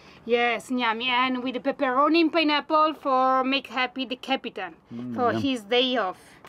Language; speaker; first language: English; non-native, learner; Italian